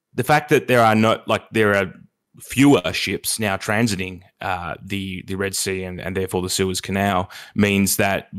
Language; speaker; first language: English; native; English